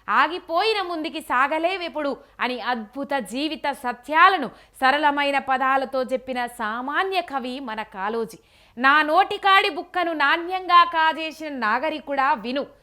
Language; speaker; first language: Telugu; native; Telugu